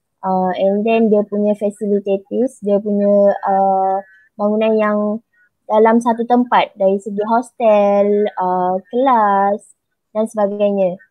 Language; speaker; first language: Malay; native; Malay